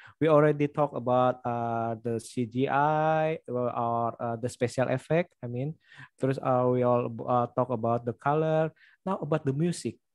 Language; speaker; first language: English; non-native, learner; Indonesian